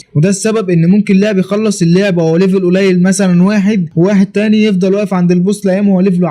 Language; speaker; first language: Arabic; native; Arabic